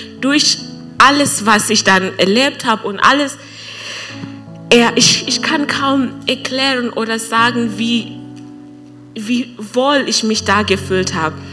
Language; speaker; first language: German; non-native, learner; English